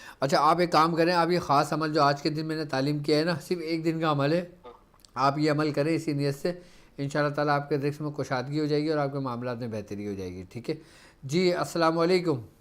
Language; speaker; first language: Urdu; native; Urdu